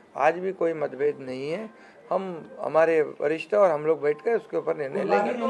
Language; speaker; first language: Hindi; non-native, local second language; Marathi